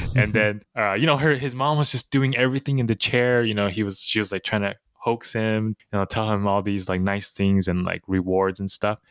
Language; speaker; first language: English; early bilingual, other home language; Chinese